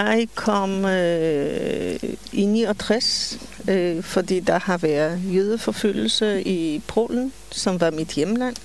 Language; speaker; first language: Danish; non-native, fluent; Polish